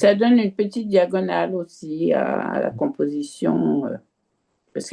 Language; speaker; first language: French; native; French